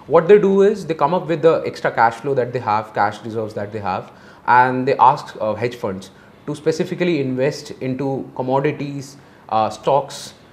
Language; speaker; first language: English; non-native, local second language; Hindi